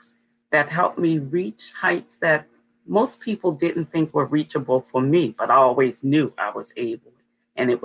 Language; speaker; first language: English; native; English